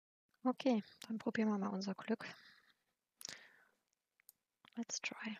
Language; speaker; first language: German; native; German